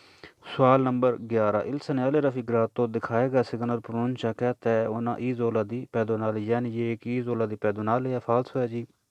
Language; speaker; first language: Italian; non-native, learner; Urdu